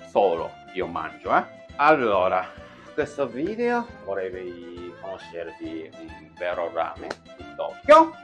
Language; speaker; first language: Italian; non-native, fluent; Japanese